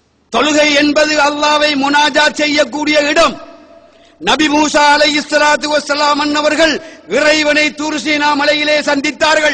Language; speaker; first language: Tamil; native; Tamil